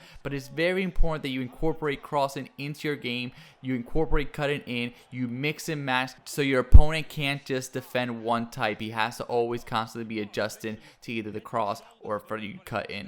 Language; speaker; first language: English; native; English